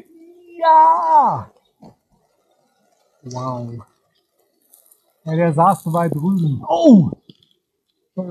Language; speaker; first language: German; native; German